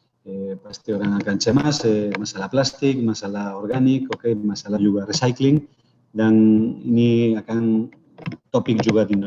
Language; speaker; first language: Indonesian; non-native, fluent; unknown